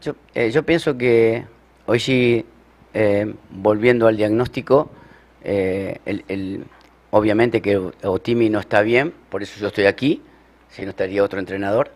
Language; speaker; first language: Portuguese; non-native, learner; Spanish